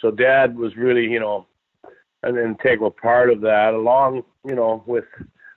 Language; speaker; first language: English; native; English